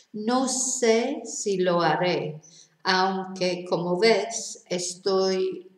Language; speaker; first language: Spanish; non-native, fluent; English